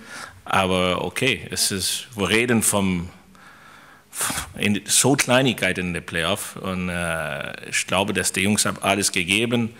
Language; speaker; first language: German; non-native, fluent; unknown